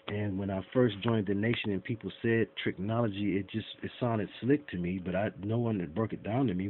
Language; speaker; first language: English; native; English